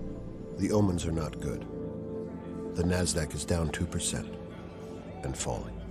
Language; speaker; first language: English; native; English